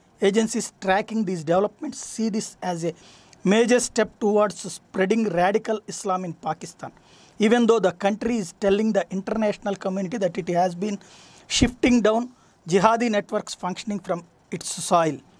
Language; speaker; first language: English; non-native, local second language; Telugu